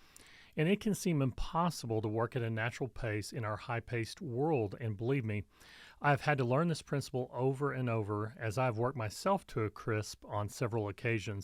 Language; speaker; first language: English; native; English